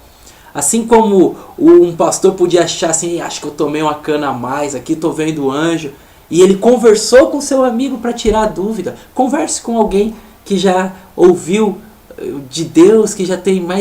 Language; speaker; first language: Portuguese; native; Portuguese